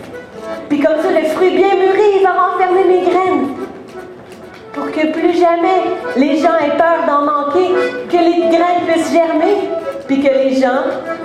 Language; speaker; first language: French; native; French